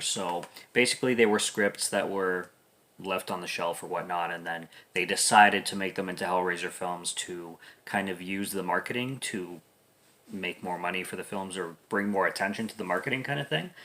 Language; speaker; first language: English; native; English